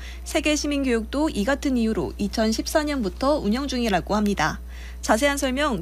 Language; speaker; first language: Korean; native; Korean